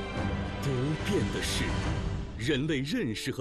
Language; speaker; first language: Chinese; native; Chinese